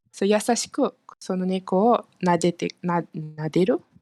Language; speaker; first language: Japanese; non-native, fluent; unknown